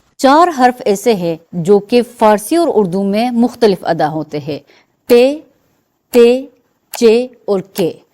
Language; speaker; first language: Urdu; non-native, fluent; Persian